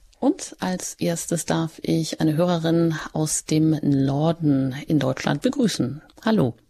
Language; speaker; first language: German; native; German